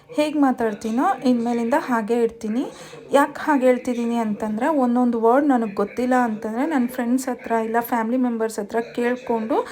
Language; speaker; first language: Kannada; non-native, local second language; Telugu